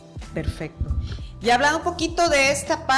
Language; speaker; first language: Spanish; native; Spanish